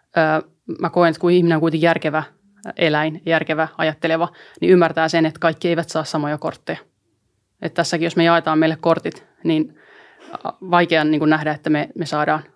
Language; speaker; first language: Finnish; early bilingual, other home language; Albanian